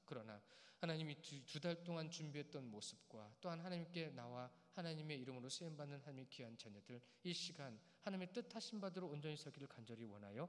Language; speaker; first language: Korean; native; Korean